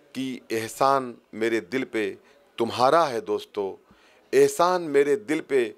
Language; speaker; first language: Hindi; native; Hindi